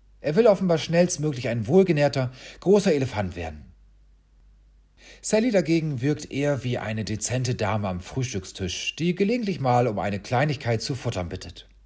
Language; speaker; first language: German; native; German